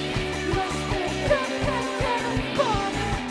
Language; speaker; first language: Spanish; native; Spanish